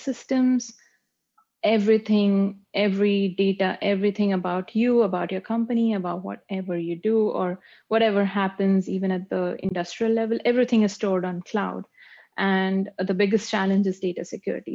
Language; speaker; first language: English; non-native, local second language; Marathi